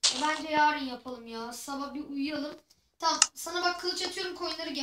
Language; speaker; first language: Turkish; native; Turkish